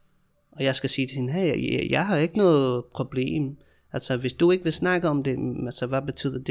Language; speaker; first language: Danish; non-native, fluent; English